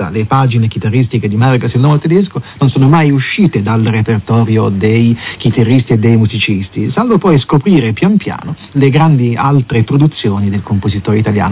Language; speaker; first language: Italian; native; Italian